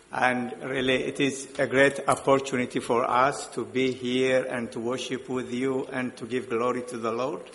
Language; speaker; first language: English; non-native, local second language; Amharic